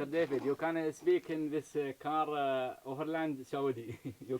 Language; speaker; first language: English; non-native, learner; Arabic